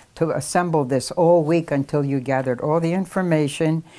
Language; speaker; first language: English; native; English